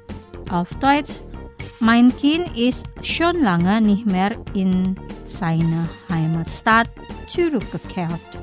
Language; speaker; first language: German; non-native, fluent; Indonesian